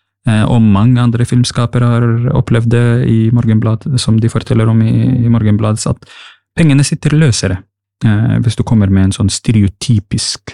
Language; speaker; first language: Norwegian; non-native, fluent; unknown